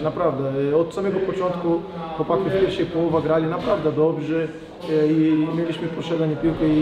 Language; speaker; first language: Polish; non-native, fluent; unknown